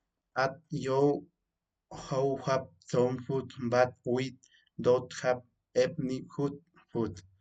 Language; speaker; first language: English; non-native, learner; Spanish